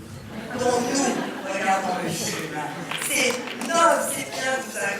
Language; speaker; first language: French; native; French